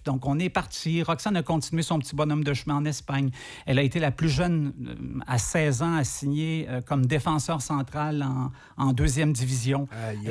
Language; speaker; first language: French; native; French